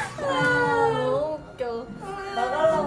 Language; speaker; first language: Korean; non-native, learner; Japanese